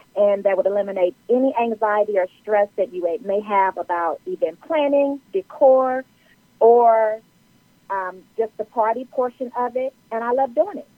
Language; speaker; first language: English; native; English